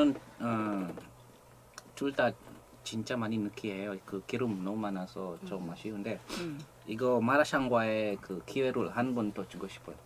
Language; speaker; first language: Korean; non-native, fluent; English